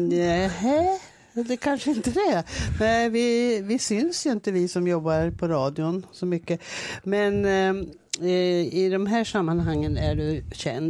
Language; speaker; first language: Swedish; native; Swedish